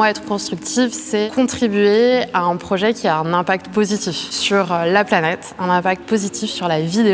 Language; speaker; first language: French; native; French